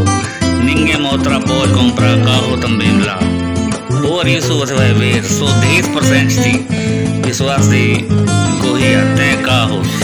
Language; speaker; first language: Portuguese; non-native, learner; Hindi